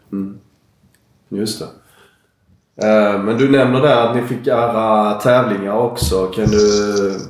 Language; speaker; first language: Swedish; native; Swedish